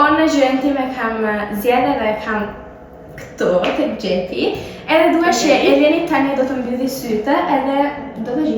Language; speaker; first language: Albanian; early bilingual, heritage; Albanian